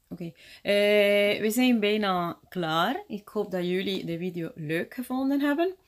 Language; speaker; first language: Dutch; non-native, fluent; Spanish